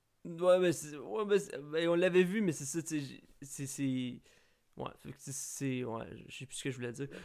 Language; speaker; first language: French; native; French